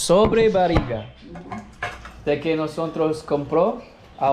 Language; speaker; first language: Spanish; early bilingual, heritage; English